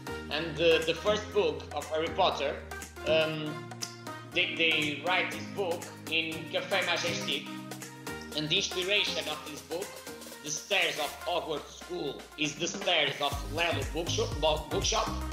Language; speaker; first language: English; non-native, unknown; Portuguese